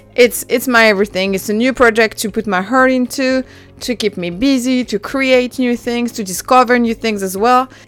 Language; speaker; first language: English; non-native, fluent; French